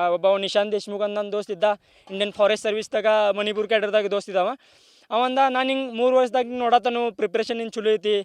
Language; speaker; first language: Kannada; non-native, local second language; Marathi